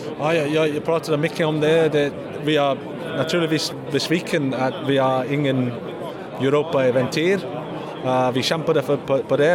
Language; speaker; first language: Swedish; non-native, learner; English